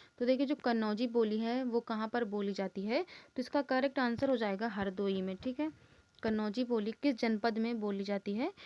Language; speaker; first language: Hindi; native; Hindi